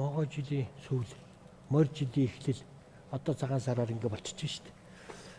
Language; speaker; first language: Mongolian; native; Mongolian